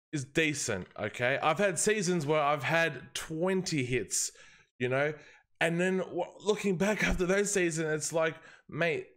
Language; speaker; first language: English; native; English